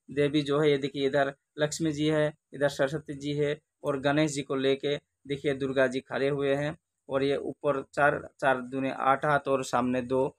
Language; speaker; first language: Hindi; non-native, local second language; Bangla